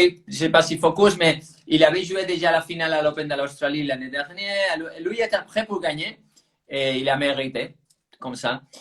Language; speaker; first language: French; non-native, fluent; Spanish